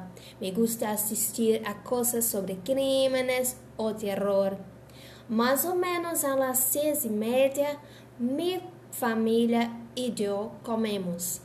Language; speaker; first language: Spanish; non-native, learner; Portuguese